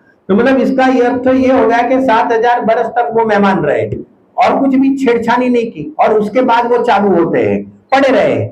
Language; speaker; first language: Hindi; non-native, local second language; Gujarati